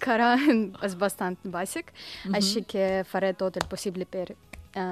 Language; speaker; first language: Catalan; non-native, learner; Russian